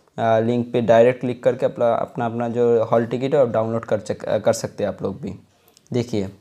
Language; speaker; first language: Hindi; non-native, local second language; Bangla